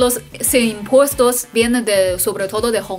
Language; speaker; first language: Spanish; non-native, learner; Chinese